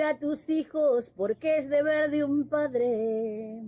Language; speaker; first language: Spanish; native; Spanish